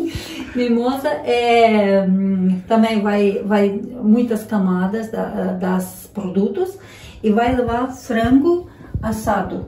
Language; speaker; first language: Portuguese; non-native, learner; Ukrainian